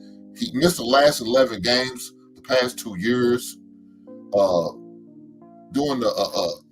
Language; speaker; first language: English; native; English